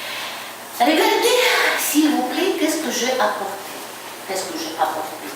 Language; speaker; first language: French; non-native, fluent; Ukrainian